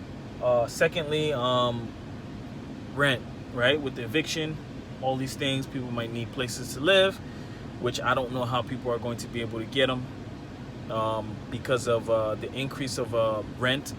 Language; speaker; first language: English; native; English